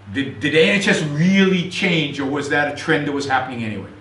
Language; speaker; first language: English; non-native, fluent; Hebrew